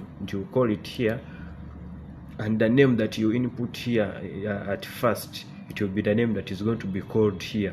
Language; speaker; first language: English; non-native, local second language; Ganda